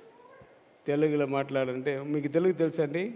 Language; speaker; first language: Telugu; non-native, learner; Tamil